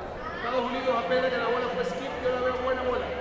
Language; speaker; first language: Spanish; non-native, learner; English